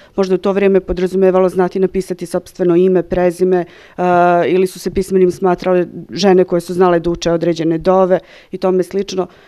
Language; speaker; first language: Serbian; native; Serbian